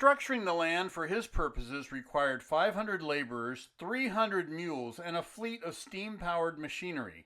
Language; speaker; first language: English; native; English